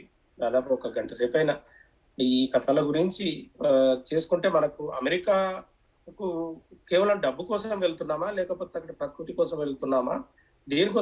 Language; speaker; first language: Telugu; native; Telugu